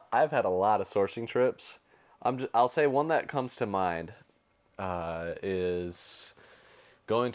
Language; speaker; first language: English; native; English